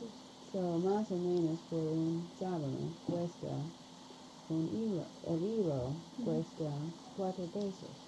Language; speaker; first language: Spanish; non-native, learner; English